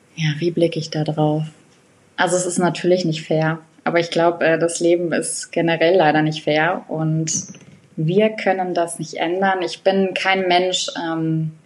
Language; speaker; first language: German; native; German